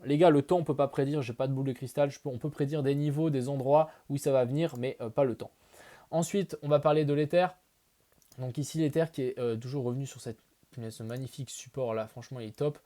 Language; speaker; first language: French; native; French